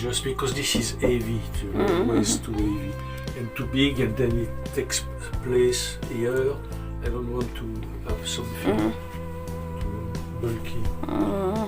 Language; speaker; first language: English; non-native, fluent; French